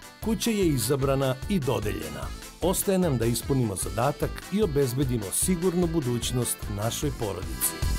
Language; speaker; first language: Serbian; native; Serbian